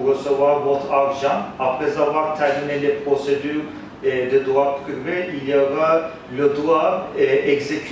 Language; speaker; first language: French; non-native, fluent; Turkish